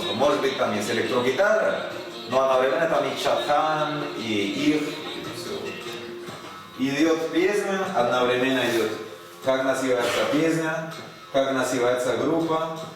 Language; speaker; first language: Russian; non-native, learner; Spanish